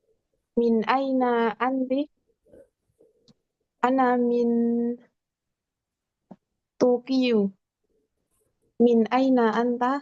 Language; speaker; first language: Arabic; non-native, learner; Indonesian